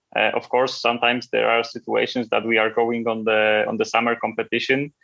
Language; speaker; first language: English; non-native, fluent; Polish